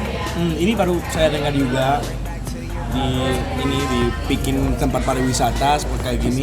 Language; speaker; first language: Indonesian; non-native, fluent; Spanish